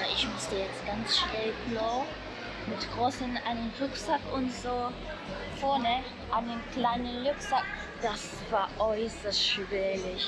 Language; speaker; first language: German; non-native, fluent; Japanese